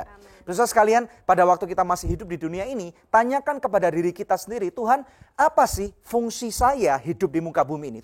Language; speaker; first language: Indonesian; native; Indonesian